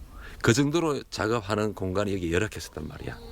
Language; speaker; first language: Korean; native; Korean